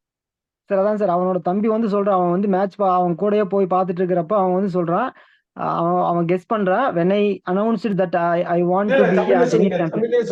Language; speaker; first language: Tamil; native; Tamil